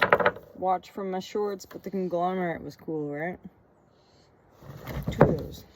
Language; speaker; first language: English; native; English